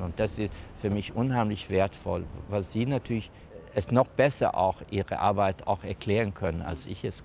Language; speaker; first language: German; non-native, fluent; Swedish